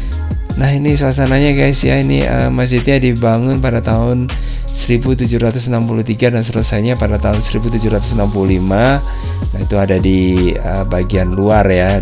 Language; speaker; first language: Indonesian; native; Indonesian